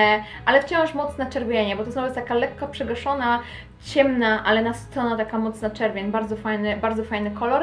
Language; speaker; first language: Polish; native; Polish